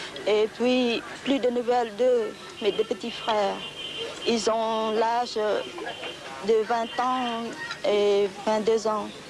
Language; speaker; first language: French; non-native, learner; Khmer